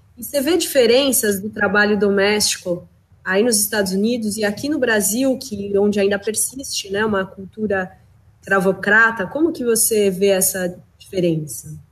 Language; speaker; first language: Portuguese; native; Portuguese